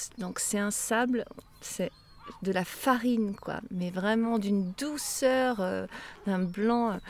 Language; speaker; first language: French; native; French